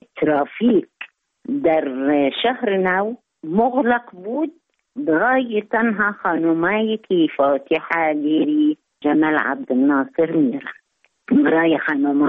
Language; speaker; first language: Persian; non-native, fluent; Arabic